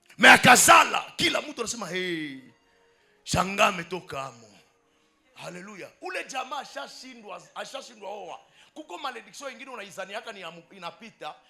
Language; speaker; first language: Swahili; native; Swahili